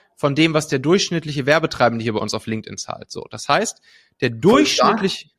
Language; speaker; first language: German; native; German